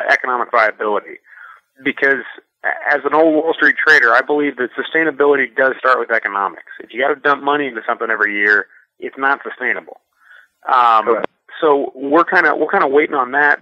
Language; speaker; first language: English; native; English